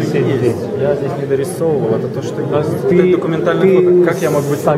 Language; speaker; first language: Russian; native; Russian